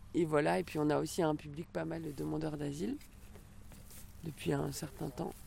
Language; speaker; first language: French; native; French